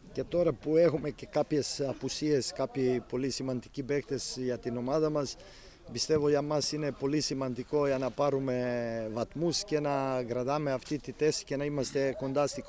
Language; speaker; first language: Greek; non-native, fluent; Serbian